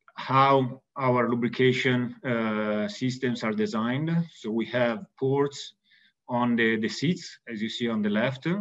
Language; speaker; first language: English; non-native, fluent; Italian